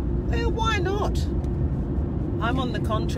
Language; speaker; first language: English; native; English